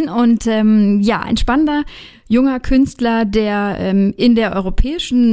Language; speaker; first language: German; native; German